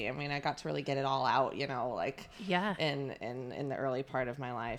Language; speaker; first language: English; native; English